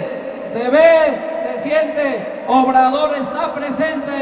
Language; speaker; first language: Spanish; native; Spanish